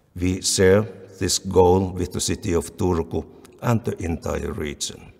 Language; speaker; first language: English; non-native, fluent; Finnish